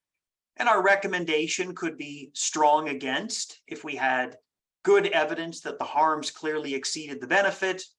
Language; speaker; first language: English; native; English